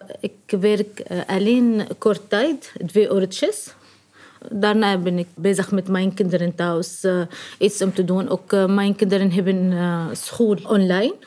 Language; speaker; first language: Dutch; non-native, learner; Arabic